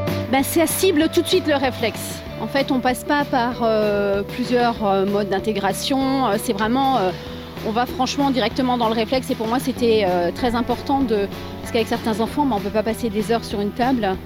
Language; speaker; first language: French; native; French